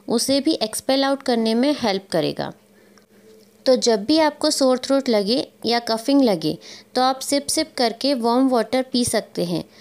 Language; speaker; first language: Hindi; native; Hindi